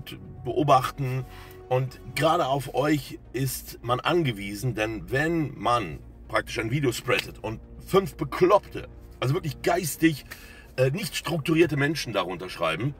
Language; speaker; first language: German; native; German